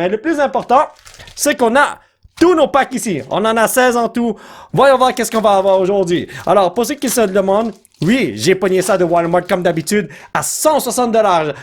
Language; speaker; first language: French; native; French